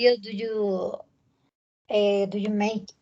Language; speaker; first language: English; non-native, learner; Spanish